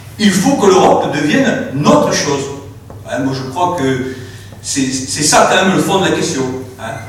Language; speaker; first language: French; native; French